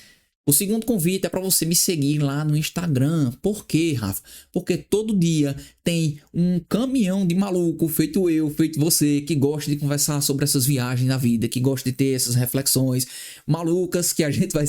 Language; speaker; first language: Portuguese; native; Portuguese